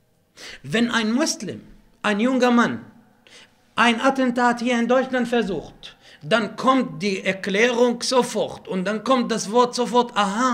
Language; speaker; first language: German; non-native, fluent; Arabic